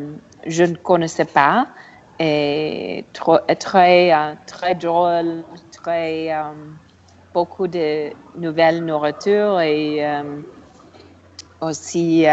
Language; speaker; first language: French; non-native, learner; English